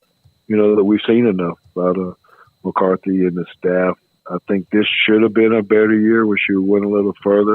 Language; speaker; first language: English; native; English